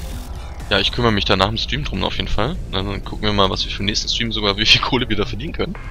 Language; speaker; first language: German; native; German